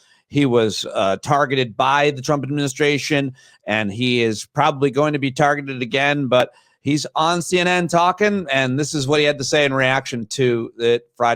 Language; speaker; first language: English; native; English